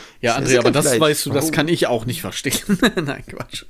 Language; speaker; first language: German; native; German